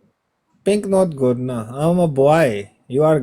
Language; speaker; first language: English; non-native, learner; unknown